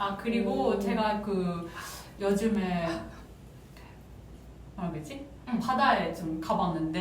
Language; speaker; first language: Korean; non-native, fluent; Japanese